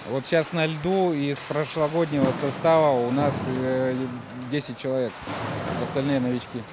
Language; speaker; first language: Russian; native; Russian